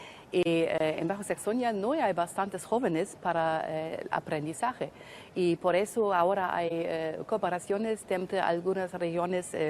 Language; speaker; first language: Spanish; non-native, fluent; German